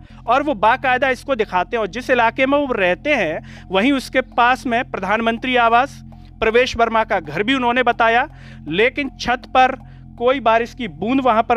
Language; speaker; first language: Hindi; native; Hindi